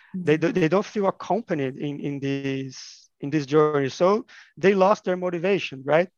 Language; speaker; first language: English; non-native, fluent; Portuguese